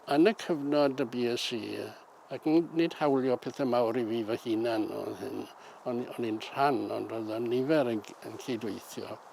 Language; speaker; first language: Welsh; native; Welsh